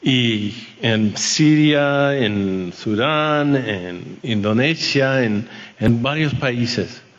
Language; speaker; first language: Spanish; non-native, fluent; French